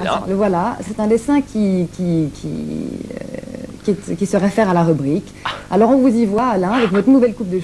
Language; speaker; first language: French; native; French